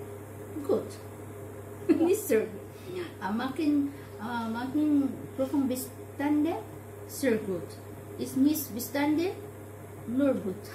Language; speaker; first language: German; non-native, learner; Filipino